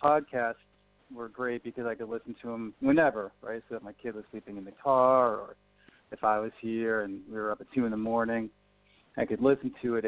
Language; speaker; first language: English; native; English